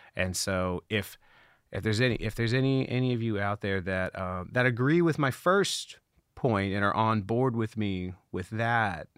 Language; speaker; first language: English; native; English